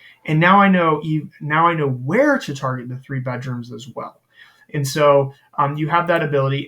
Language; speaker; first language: English; native; English